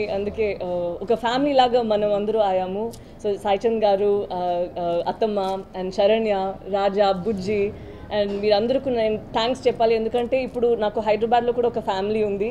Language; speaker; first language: Telugu; non-native, learner; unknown